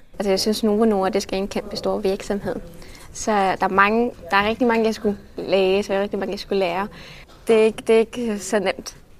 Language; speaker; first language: Danish; non-native, fluent; Arabic